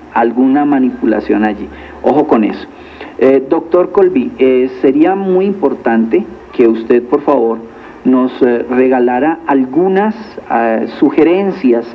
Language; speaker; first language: Spanish; native; Spanish